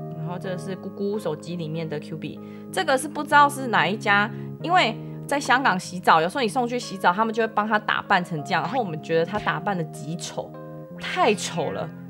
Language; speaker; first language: Chinese; native; Chinese